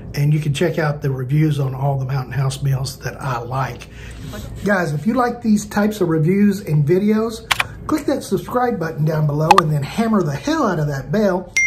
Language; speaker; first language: English; native; English